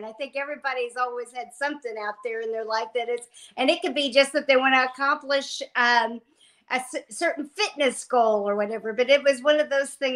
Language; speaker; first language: English; native; English